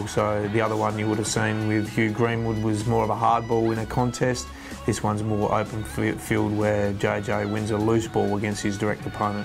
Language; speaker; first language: English; native; English